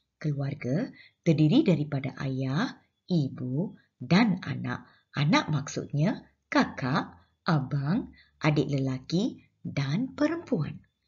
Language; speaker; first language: Malay; non-native, local second language; Tamil